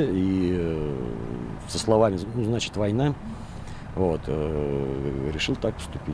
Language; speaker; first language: Russian; native; Russian